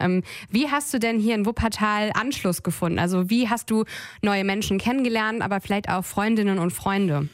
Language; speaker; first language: German; native; German